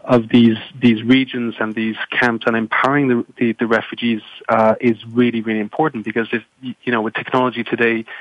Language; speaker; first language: English; non-native, fluent; French